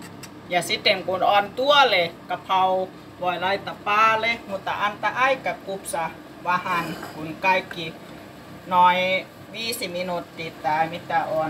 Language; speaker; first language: Finnish; non-native, learner; Thai